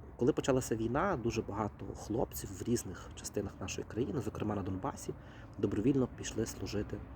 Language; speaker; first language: Ukrainian; native; Ukrainian